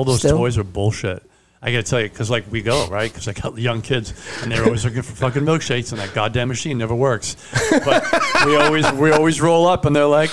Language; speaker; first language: English; non-native, fluent; Italian